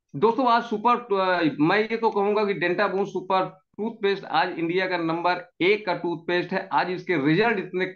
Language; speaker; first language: Hindi; native; Hindi